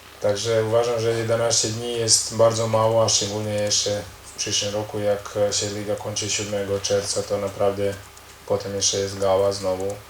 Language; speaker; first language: Polish; non-native, learner; Croatian